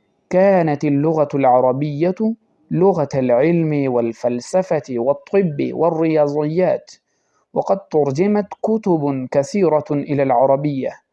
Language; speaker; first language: Arabic; non-native, fluent; Pashto